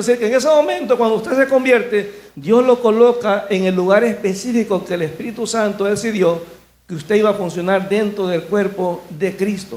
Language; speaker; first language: Spanish; native; Spanish